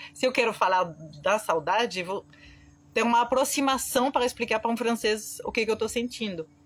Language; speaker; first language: Portuguese; non-native, fluent; French